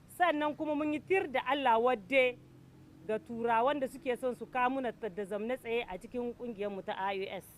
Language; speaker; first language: Hausa; native; Hausa